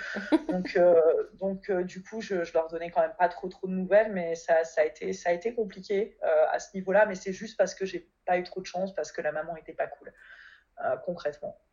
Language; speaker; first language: French; native; French